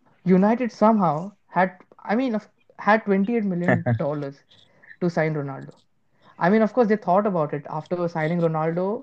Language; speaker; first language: English; non-native, local second language; Hindi